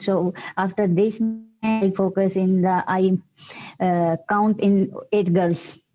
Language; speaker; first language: English; non-native, learner; Hindi